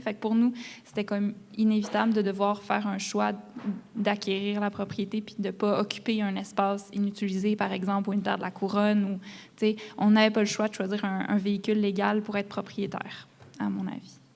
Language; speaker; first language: French; native; French